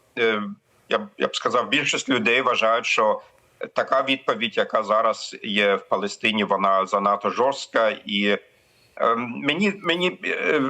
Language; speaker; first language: Ukrainian; non-native, fluent; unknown